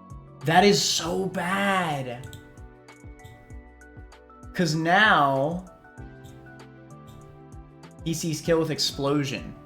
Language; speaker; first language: English; native; English